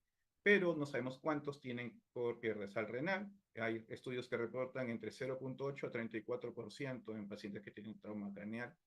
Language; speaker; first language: Spanish; native; Spanish